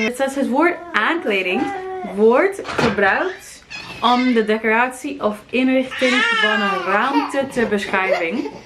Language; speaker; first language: Dutch; non-native, learner; English